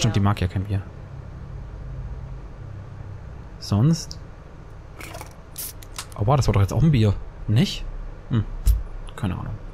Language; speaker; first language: German; native; German